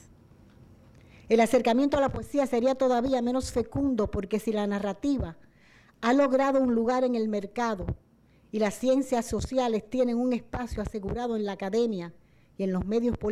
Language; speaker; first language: Spanish; native; Spanish